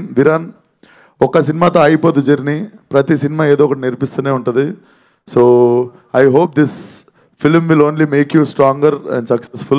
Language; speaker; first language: Telugu; native; Telugu